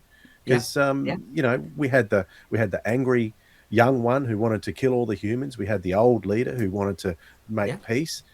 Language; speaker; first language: English; native; English